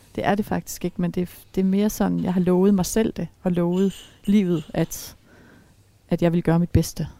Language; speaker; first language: Danish; native; Danish